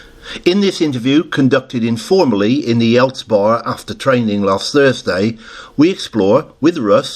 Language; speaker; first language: English; native; English